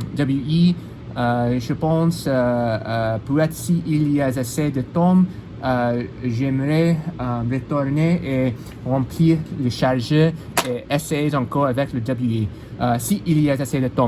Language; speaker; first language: French; non-native, learner; English